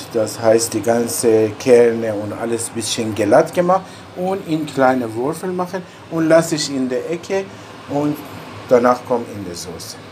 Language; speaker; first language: German; non-native, fluent; Persian